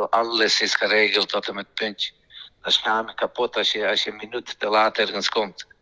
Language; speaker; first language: Dutch; non-native, fluent; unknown